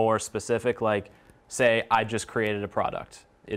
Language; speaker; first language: English; native; English